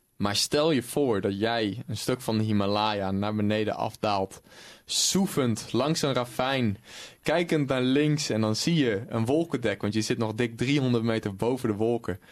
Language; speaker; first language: Dutch; native; Dutch